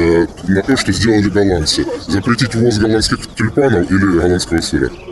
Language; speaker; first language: Russian; native; Russian